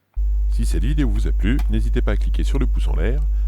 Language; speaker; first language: French; native; French